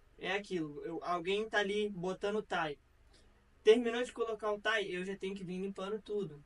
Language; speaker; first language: Portuguese; native; Portuguese